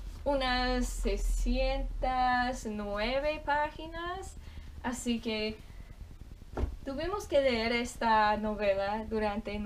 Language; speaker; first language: Spanish; non-native, fluent; English